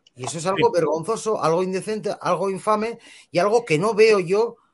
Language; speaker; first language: Spanish; native; Spanish